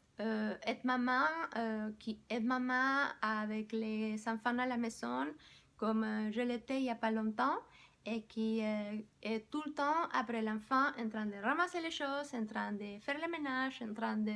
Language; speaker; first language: French; non-native, fluent; Spanish